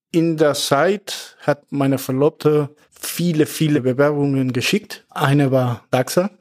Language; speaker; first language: German; non-native, fluent; Spanish